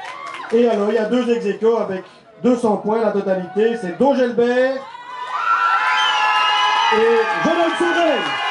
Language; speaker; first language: French; native; French